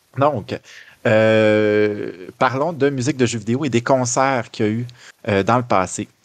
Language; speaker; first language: French; native; French